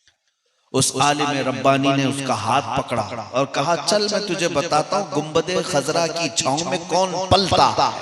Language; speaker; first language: Urdu; native; Urdu